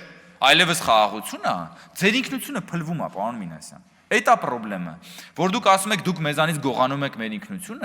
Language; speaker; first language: Armenian; native; Armenian